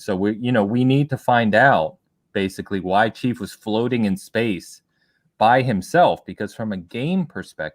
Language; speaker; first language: English; native; English